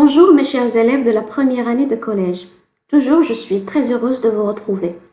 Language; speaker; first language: French; non-native, local second language; Arabic